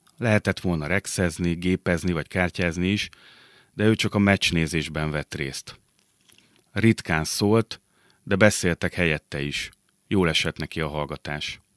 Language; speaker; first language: Hungarian; native; Hungarian